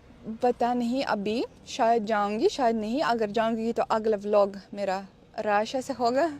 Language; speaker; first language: Hindi; non-native, learner; Russian